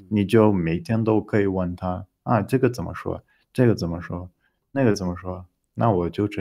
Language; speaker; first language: Chinese; non-native, learner; Portuguese